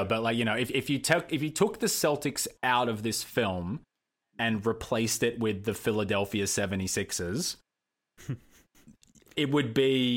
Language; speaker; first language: English; native; English